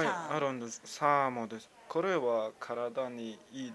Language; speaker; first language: Japanese; non-native, learner; Mongolian